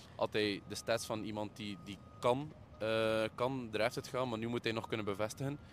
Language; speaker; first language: Dutch; native; Dutch